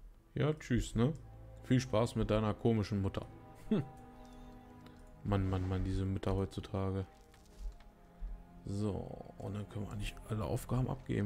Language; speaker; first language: German; native; German